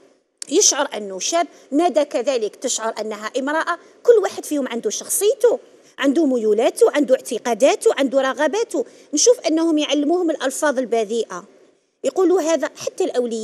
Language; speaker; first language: Arabic; native; Arabic